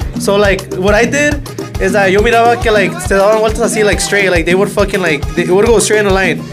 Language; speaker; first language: English; early bilingual, other home language; Spanish